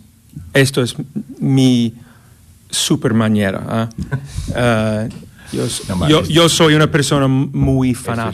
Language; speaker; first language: Spanish; non-native, fluent; English